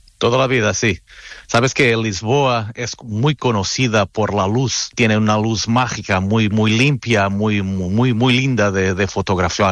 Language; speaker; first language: Spanish; non-native, fluent; Portuguese